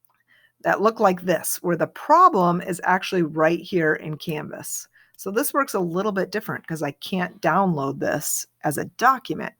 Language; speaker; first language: English; native; English